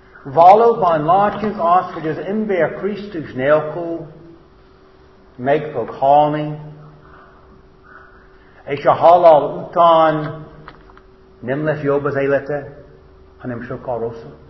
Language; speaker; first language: Hungarian; non-native, fluent; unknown